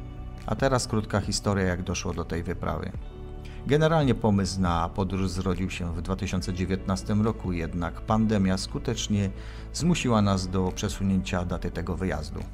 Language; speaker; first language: Polish; native; Polish